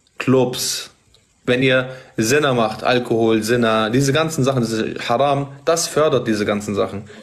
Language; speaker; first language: German; early bilingual, other home language; Arabic